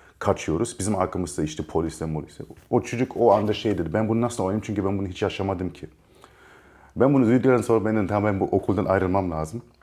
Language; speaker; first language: Turkish; early bilingual, heritage; Turkish